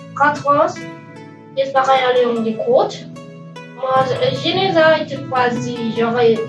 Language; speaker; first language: French; non-native, learner; Spanish